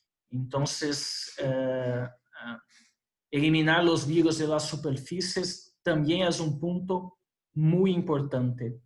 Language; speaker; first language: Spanish; non-native, fluent; Portuguese